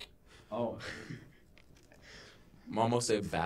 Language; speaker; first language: French; non-native, learner; English